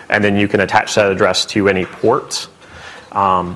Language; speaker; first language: English; native; English